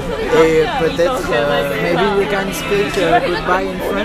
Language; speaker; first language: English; non-native, learner; French